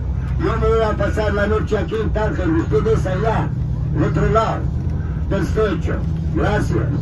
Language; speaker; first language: Spanish; non-native, fluent; Arabic